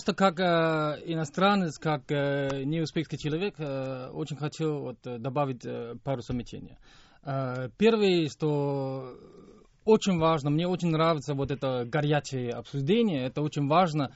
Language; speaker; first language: Russian; non-native, fluent; English